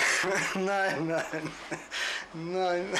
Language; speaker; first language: German; non-native, learner; Russian